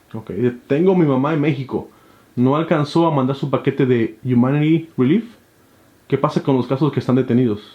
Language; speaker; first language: Spanish; native; Spanish